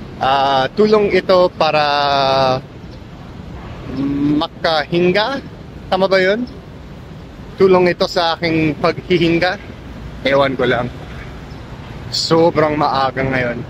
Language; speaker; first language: Filipino; non-native, learner; English